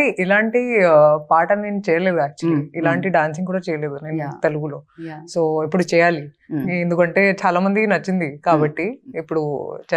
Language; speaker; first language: Telugu; non-native, fluent; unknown